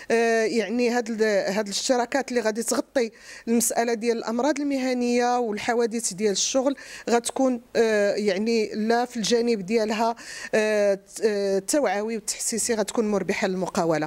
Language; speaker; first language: Arabic; native; Arabic